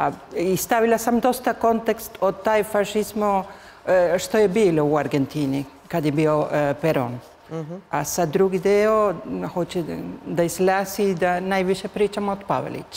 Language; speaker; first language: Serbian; early bilingual, heritage; Spanish